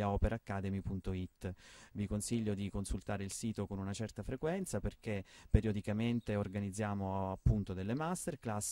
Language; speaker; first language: Italian; native; Italian